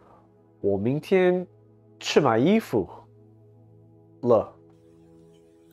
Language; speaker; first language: Chinese; non-native, learner; English